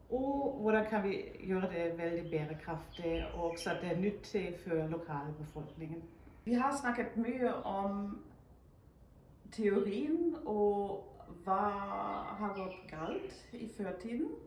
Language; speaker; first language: Norwegian; non-native, fluent; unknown